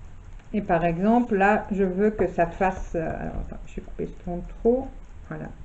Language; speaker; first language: French; native; French